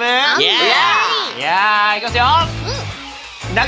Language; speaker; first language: Japanese; native; Japanese